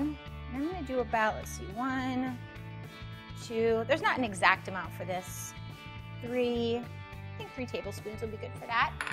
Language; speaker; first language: English; native; English